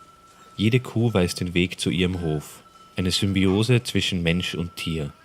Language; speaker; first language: German; native; German